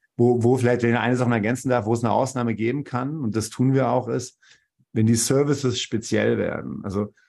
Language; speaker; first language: German; native; German